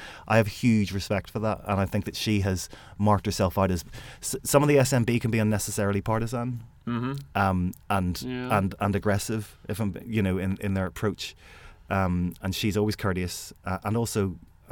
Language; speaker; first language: English; native; English